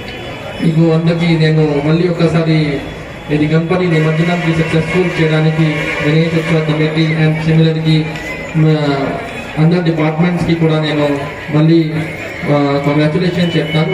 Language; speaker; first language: Telugu; non-native, learner; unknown